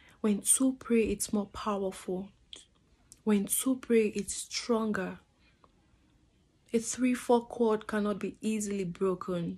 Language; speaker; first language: English; non-native, fluent; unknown